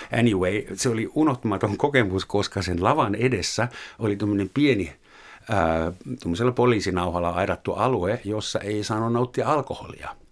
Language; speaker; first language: Finnish; non-native, fluent; German